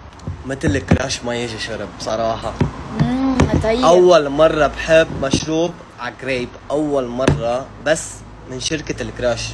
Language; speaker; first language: Arabic; native; Arabic